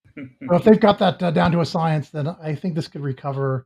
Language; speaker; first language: English; native; English